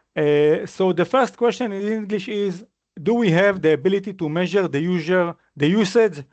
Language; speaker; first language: English; non-native, fluent; Hebrew